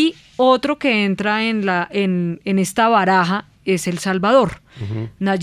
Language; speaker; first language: Spanish; native; Spanish